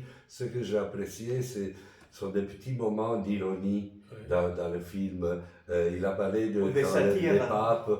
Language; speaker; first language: French; non-native, fluent; Italian